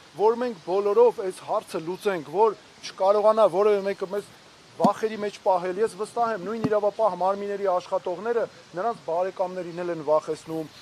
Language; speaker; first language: Armenian; native; Armenian